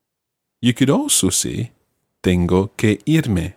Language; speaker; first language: Spanish; non-native, fluent; English